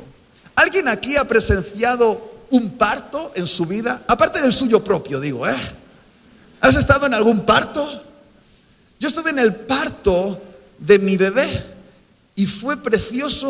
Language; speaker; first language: Spanish; native; Spanish